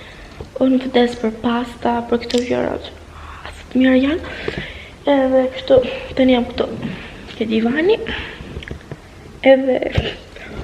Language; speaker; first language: Albanian; early bilingual, heritage; Albanian